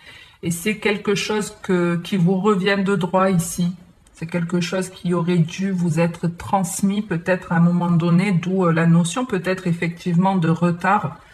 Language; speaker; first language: French; native; French